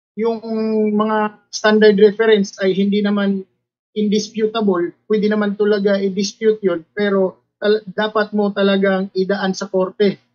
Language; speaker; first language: Filipino; non-native, local second language; Cebuano